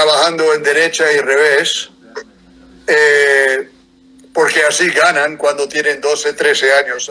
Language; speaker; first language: Spanish; non-native, fluent; English